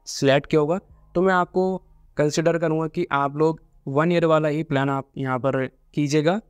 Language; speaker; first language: Hindi; native; Hindi